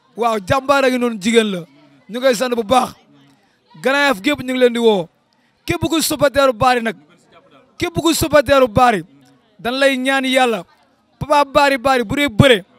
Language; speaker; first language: Wolof; native; Wolof